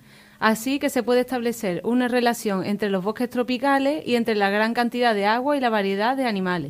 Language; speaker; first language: Spanish; native; Spanish